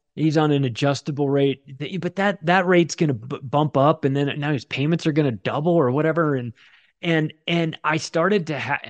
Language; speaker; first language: English; native; English